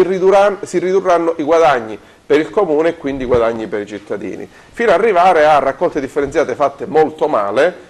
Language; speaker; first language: Italian; native; Italian